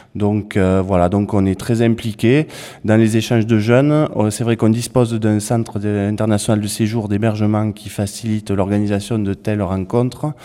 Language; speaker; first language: French; native; French